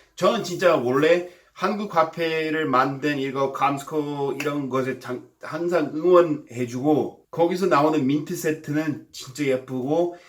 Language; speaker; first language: Korean; non-native, fluent; English